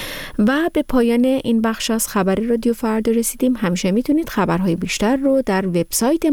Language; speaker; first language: Persian; native; Persian